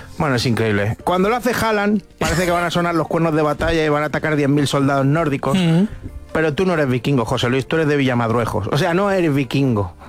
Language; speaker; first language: Spanish; native; Spanish